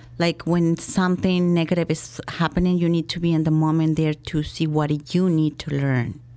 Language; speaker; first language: English; non-native, fluent; Spanish